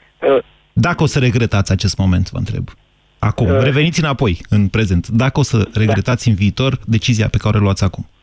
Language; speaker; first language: Romanian; native; Romanian